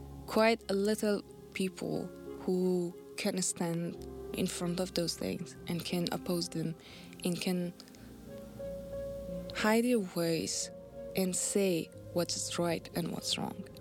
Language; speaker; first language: English; non-native, fluent; Persian